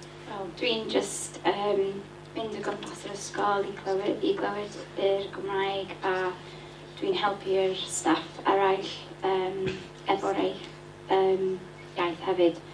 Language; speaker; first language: Welsh; non-native, learner; English